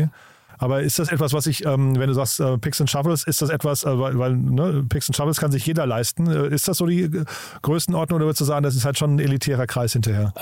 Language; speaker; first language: German; native; German